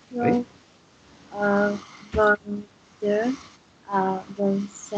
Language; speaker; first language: French; non-native, learner; English